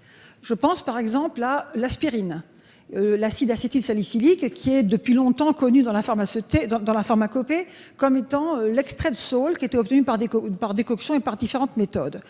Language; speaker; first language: French; native; French